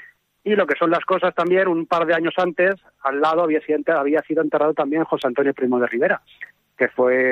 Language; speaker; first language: Spanish; native; Spanish